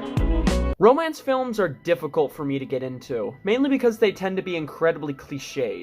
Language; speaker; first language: English; native; English